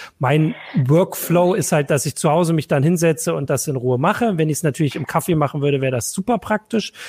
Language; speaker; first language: German; native; German